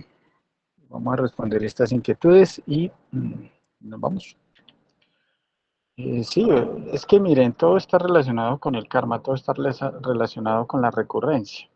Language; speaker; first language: Spanish; native; Spanish